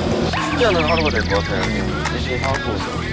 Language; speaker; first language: Korean; native; Korean